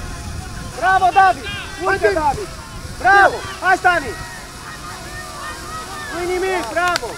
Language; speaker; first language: Romanian; native; Romanian